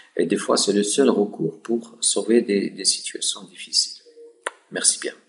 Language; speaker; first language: French; non-native, local second language; Arabic